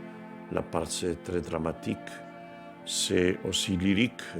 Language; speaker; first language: French; non-native, fluent; Spanish